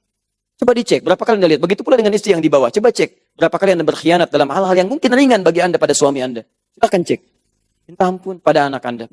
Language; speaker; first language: Indonesian; native; Indonesian